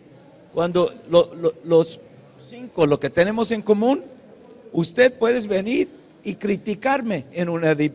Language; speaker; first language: Spanish; early bilingual, heritage; English